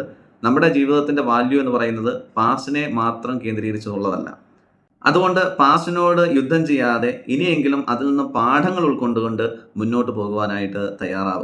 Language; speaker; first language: Malayalam; native; Malayalam